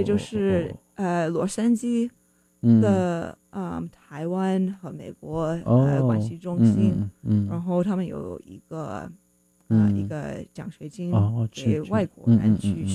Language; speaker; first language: Chinese; non-native, fluent; English